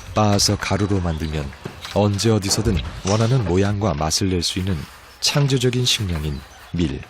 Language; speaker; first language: Korean; native; Korean